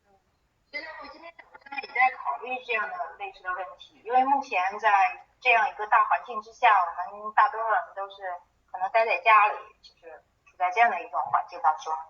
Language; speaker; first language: Chinese; native; Chinese